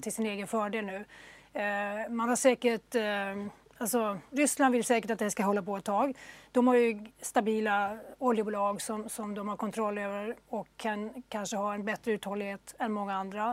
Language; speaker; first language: Swedish; native; Swedish